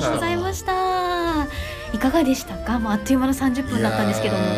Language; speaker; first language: Japanese; native; Japanese